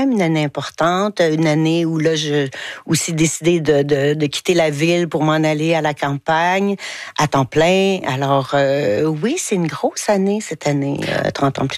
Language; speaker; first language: French; native; French